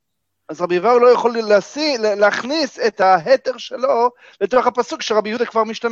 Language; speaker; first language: Hebrew; non-native, fluent; English